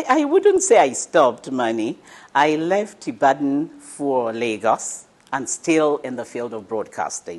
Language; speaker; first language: English; non-native, local second language; Yoruba